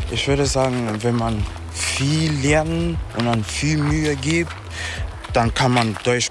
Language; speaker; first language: German; non-native, learner; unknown